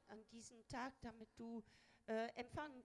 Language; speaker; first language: German; non-native, fluent; Spanish